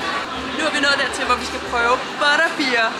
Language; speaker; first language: Danish; native; Danish